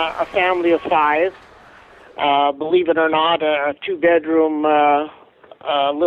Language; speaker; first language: English; native; English